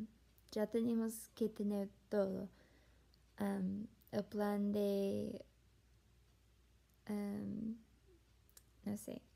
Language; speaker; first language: Spanish; non-native, fluent; English